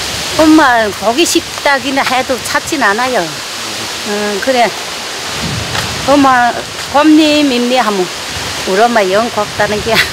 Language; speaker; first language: Korean; early bilingual, heritage; Korean